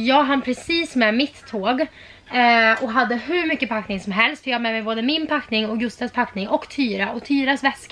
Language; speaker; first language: Swedish; native; Swedish